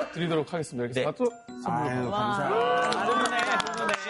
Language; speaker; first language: Korean; native; Korean